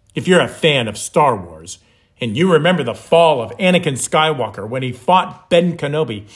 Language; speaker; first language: English; native; English